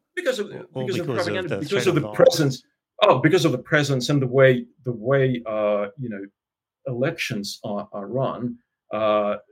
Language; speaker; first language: English; non-native, fluent; Russian